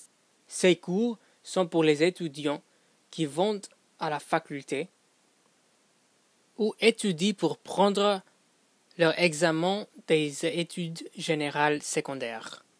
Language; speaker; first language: French; non-native, fluent; English